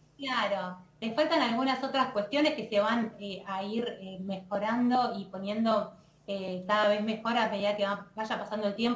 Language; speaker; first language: Spanish; native; Spanish